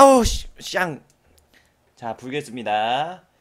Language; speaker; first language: Korean; native; Korean